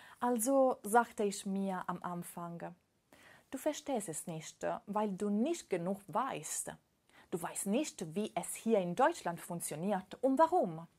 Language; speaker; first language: German; non-native, fluent; Italian